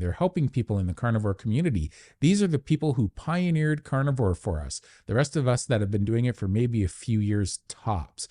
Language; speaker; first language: English; native; English